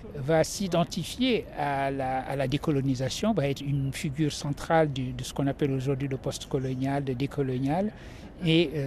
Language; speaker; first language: French; non-native, local second language; Wolof